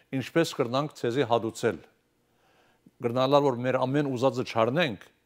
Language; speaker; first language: Armenian; early bilingual, heritage; Armenian